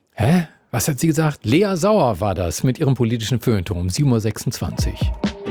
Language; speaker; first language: German; native; German